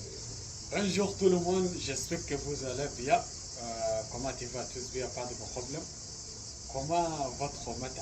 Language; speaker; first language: French; non-native, learner; Arabic